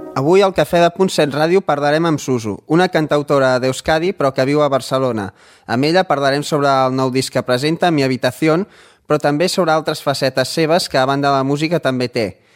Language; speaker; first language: Catalan; native; Catalan